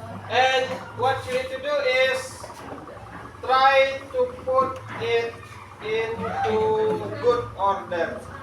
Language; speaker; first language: English; non-native, learner; Indonesian